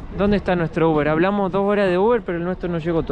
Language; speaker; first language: Spanish; native; Spanish